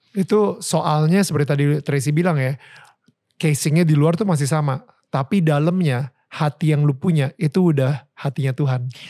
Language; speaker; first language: Indonesian; native; Indonesian